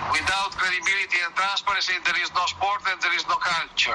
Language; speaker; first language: English; non-native, fluent; Italian